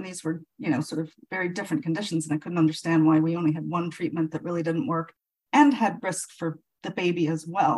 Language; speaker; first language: English; native; English